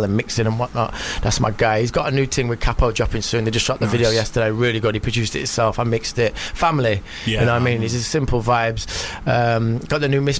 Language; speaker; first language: English; native; English